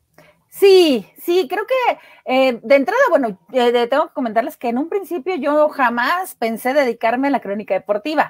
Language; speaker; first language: Spanish; native; Spanish